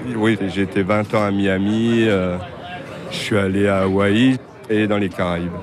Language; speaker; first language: French; native; French